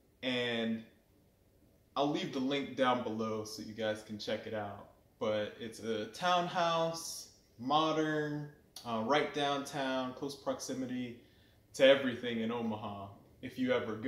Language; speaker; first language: English; native; English